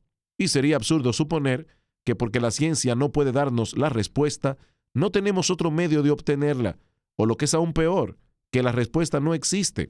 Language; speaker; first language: Spanish; native; Spanish